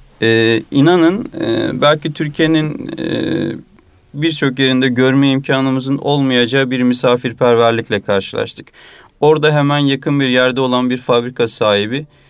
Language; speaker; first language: Turkish; native; Turkish